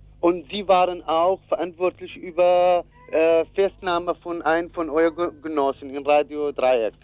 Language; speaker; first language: German; non-native, learner; Kurdish